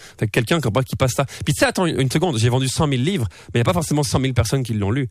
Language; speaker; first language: French; native; French